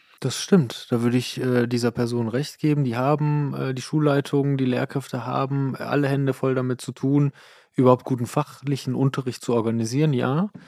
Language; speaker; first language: German; early bilingual, other home language; Persian